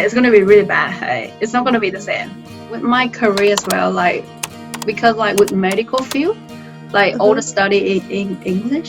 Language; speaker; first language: English; non-native, fluent; Vietnamese